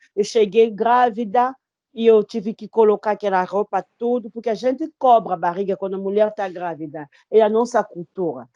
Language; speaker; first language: Portuguese; non-native, fluent; Lingala